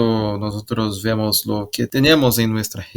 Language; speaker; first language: Portuguese; non-native, learner; Spanish